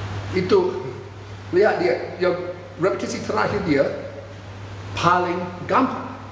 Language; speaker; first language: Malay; non-native, fluent; English